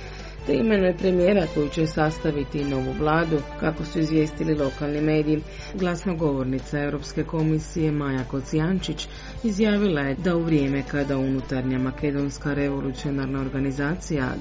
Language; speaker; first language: Croatian; native; Croatian